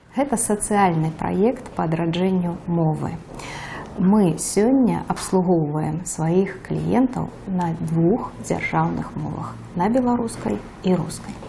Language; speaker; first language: Belarusian; non-native, local second language; Russian